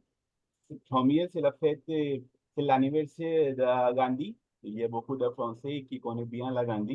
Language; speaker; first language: French; non-native, learner; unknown